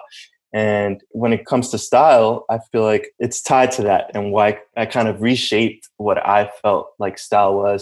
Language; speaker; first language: English; early bilingual, other home language; Spanish